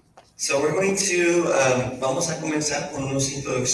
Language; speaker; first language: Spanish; early bilingual, heritage; Spanish